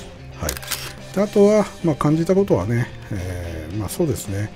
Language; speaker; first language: Japanese; native; Japanese